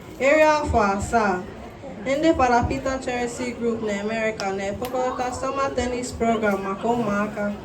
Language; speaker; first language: Igbo; early bilingual, heritage; Igbo